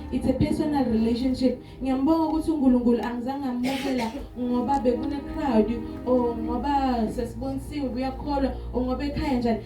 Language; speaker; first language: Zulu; non-native, local second language; Swati